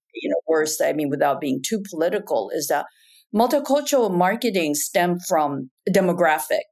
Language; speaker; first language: English; non-native, fluent; Japanese